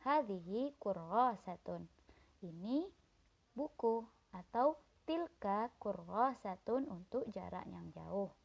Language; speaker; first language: Indonesian; native; Indonesian